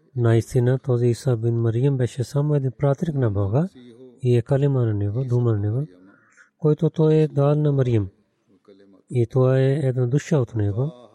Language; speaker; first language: Bulgarian; non-native, learner; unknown